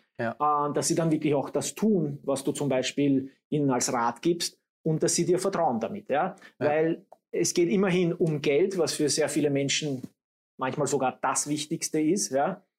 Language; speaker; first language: German; early bilingual, other home language; English